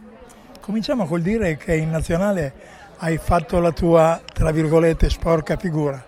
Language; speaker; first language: Italian; native; Italian